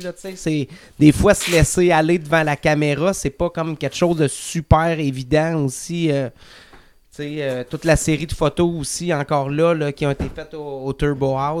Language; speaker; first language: French; native; French